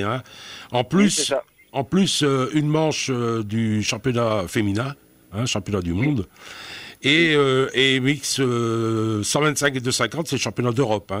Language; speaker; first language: French; native; French